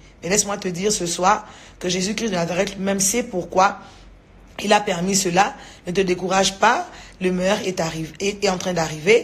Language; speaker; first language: French; non-native, local second language; Lingala